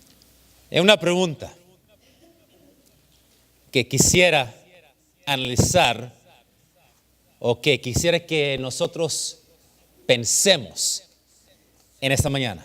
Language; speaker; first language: Spanish; early bilingual, heritage; English